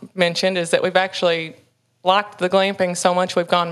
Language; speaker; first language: English; native; English